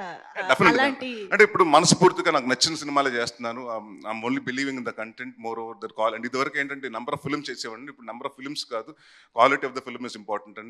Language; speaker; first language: Telugu; native; Telugu